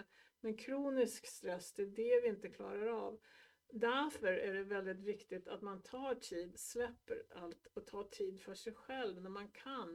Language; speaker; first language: Swedish; native; Swedish